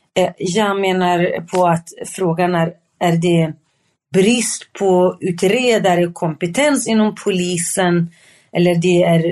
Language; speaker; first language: Swedish; non-native, fluent; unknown